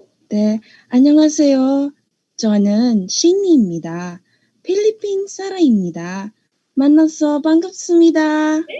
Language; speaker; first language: Korean; non-native, learner; Filipino